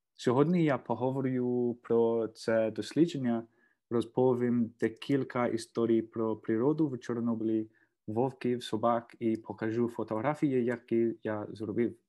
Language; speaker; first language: Ukrainian; non-native, fluent; English